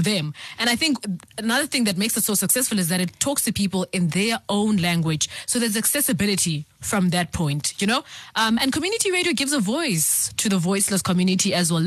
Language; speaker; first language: English; non-native, local second language; Zulu